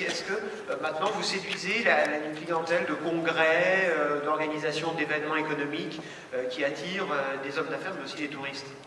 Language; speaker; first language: French; native; French